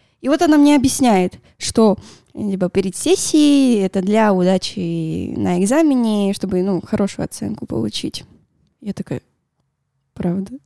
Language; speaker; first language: Russian; non-native, fluent; Spanish